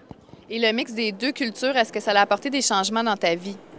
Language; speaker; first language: French; native; French